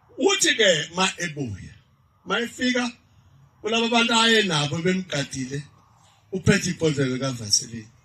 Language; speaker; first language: Zulu; native; Zulu